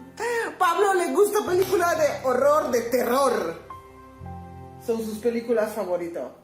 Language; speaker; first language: Spanish; non-native, fluent; Papiamento